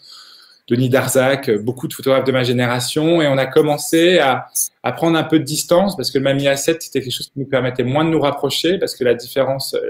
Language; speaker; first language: French; native; French